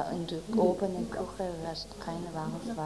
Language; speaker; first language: German; non-native, learner; Persian